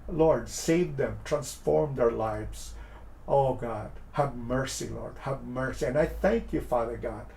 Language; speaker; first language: English; non-native, local second language; Filipino